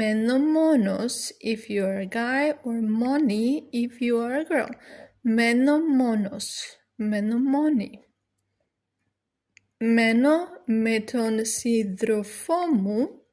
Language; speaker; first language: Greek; non-native, learner; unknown